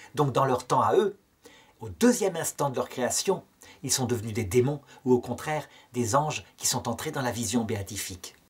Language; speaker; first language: French; native; French